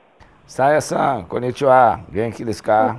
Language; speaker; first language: Japanese; non-native, learner; Portuguese